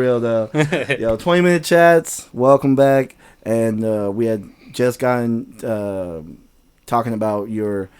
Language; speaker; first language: English; native; English